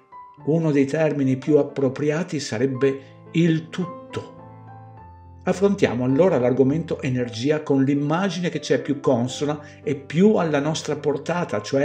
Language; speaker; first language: Italian; native; Italian